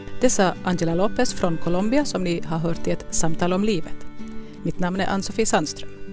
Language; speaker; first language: Swedish; native; Swedish